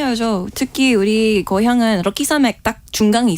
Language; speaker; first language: Korean; non-native, fluent; English